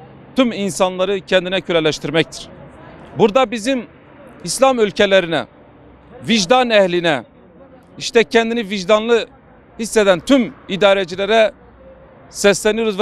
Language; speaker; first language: Turkish; non-native, local second language; Kurdish